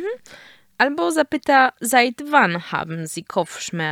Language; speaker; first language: German; non-native, fluent; Polish